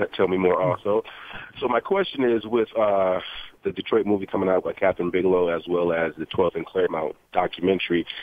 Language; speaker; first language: English; native; English